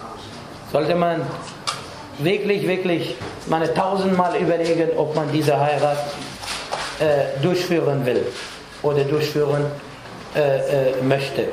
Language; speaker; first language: German; non-native, fluent; Arabic